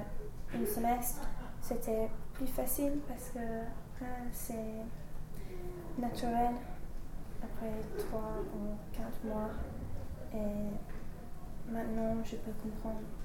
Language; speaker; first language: French; non-native, learner; English